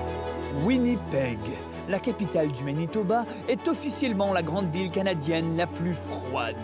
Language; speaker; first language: French; native; French